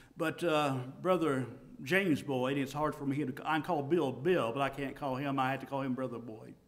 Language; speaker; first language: English; native; English